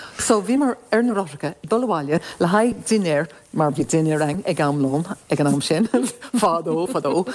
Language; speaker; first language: Irish; non-native, local second language; English